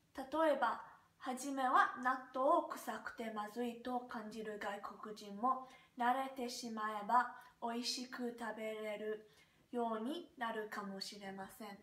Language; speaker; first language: Japanese; non-native, learner; English